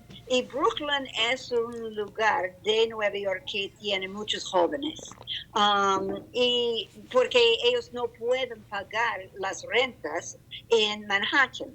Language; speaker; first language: Spanish; non-native, learner; English